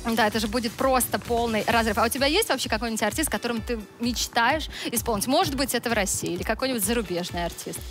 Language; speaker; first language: Russian; native; Russian